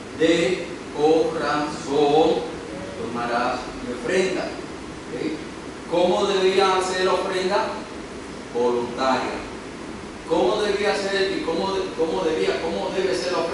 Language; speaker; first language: Spanish; native; Spanish